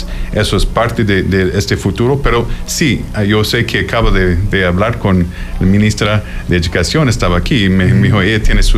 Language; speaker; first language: Spanish; non-native, fluent; English